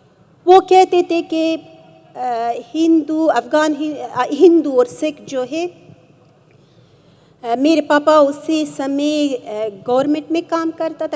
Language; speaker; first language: Hindi; non-native, fluent; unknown